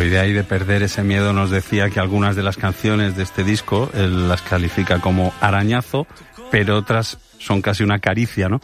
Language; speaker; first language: Spanish; native; Spanish